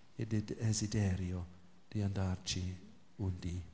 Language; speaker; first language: Italian; non-native, fluent; English